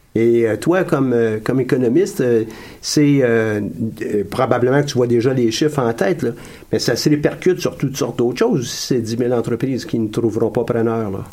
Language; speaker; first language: French; native; French